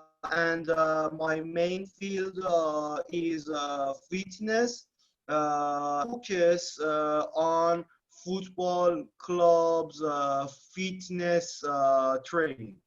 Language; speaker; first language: English; non-native, learner; Persian